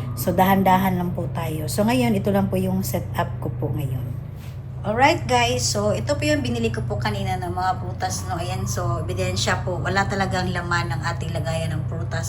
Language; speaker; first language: Filipino; non-native, local second language; Hiligaynon